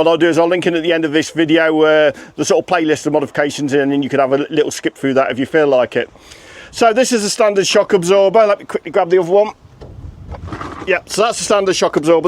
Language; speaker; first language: English; native; English